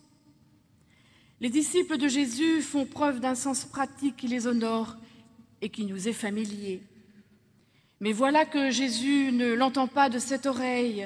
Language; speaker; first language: French; native; French